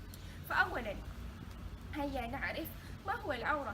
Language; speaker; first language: Arabic; non-native, learner; Malay